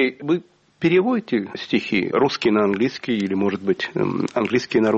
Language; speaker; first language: Russian; native; Russian